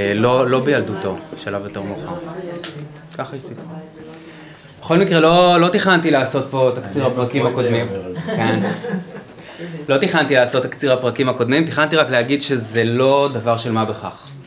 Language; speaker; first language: Hebrew; native; Hebrew